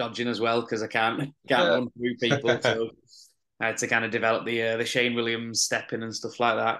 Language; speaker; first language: English; native; English